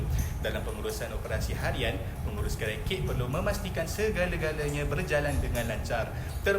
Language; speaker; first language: Malay; native; Malay